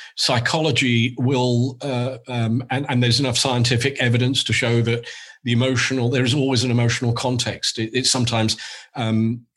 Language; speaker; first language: English; native; English